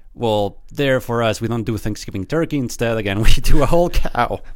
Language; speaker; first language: English; early bilingual, other home language; Spanish